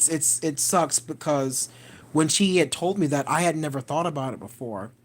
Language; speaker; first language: English; native; English